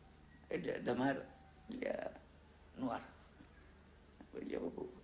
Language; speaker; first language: French; non-native, learner; Arabic